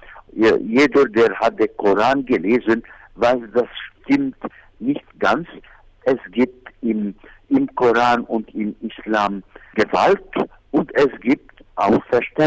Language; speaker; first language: German; non-native, fluent; Arabic